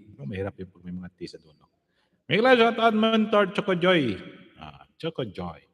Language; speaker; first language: Filipino; non-native, local second language; Hiligaynon